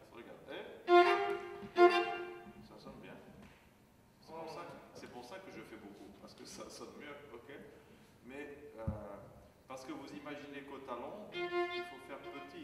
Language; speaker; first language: French; non-native, fluent; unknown